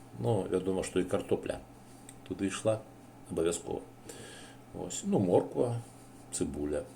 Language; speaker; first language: Belarusian; native; Belarusian